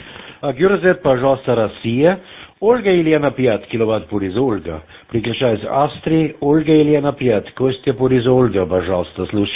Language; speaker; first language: Russian; non-native, learner; German